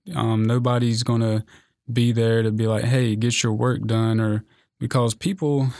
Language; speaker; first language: English; native; English